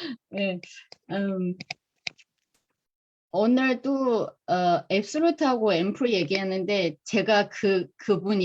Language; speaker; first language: Korean; non-native, fluent; Chinese